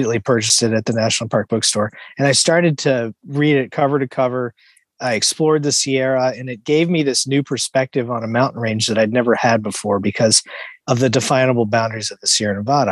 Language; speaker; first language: English; native; English